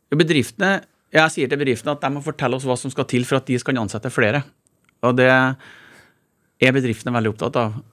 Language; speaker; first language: Norwegian; native; Norwegian